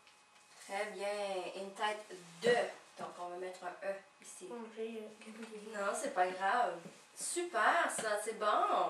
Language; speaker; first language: French; native; French